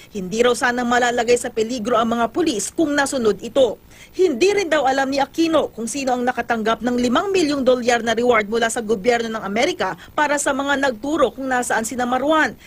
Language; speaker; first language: Filipino; native; Filipino